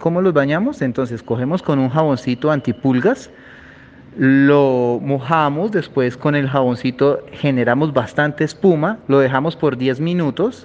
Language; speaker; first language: Spanish; native; Spanish